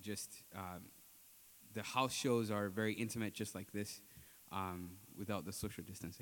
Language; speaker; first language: English; non-native, local second language; Ganda